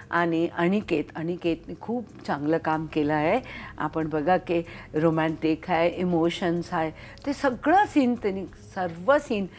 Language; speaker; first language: Marathi; non-native, local second language; Hindi